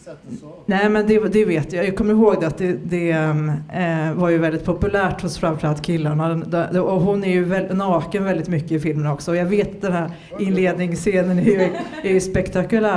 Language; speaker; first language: Swedish; native; Swedish